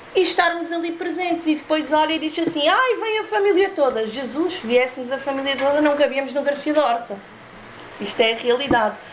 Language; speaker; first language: Portuguese; native; Portuguese